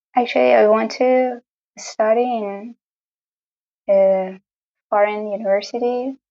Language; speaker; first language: English; non-native, fluent; Persian